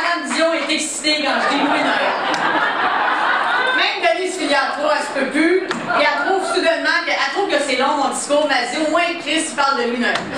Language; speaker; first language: French; native; French